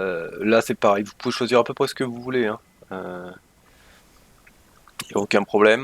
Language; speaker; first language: French; native; French